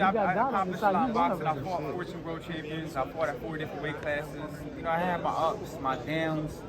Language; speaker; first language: English; native; English